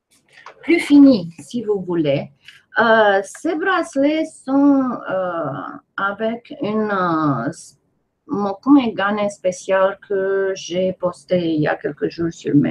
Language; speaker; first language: French; non-native, fluent; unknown